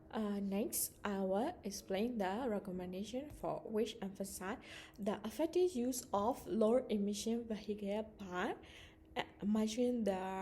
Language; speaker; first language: English; non-native, learner; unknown